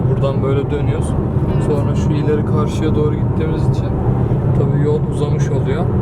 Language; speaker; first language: Turkish; native; Turkish